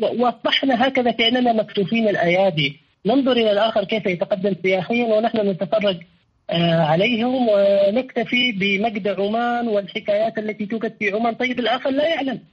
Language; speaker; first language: Arabic; native; Arabic